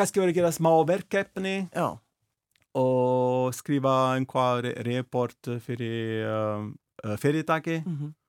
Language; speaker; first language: Icelandic; non-native, learner; Italian